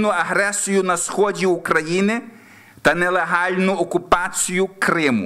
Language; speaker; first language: Ukrainian; early bilingual, heritage; Ukrainian